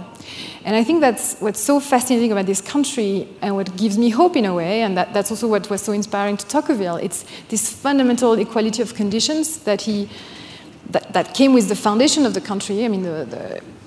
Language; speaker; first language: English; non-native, fluent; French